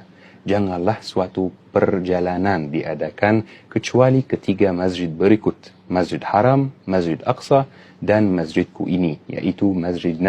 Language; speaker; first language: Indonesian; non-native, fluent; Arabic